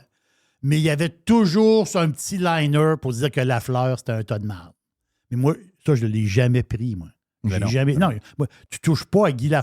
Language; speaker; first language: French; native; French